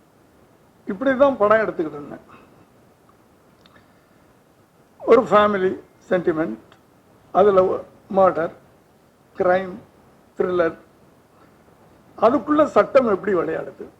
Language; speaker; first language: Tamil; native; Tamil